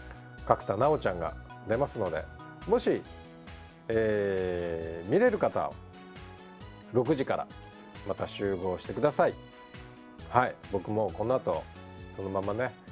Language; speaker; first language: Japanese; native; Japanese